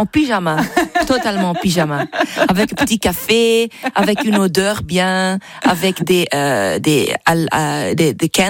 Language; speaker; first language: French; non-native, learner; English